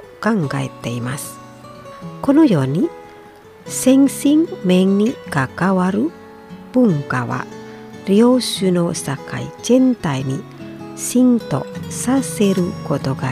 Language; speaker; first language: Japanese; non-native, fluent; Indonesian